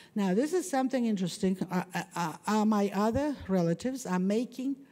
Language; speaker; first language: English; non-native, fluent; Russian